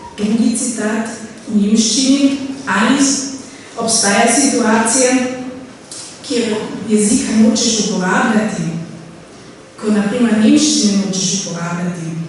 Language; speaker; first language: Slovenian; non-native, local second language; German